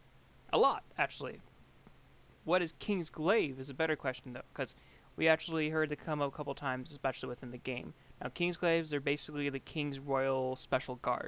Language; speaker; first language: English; native; English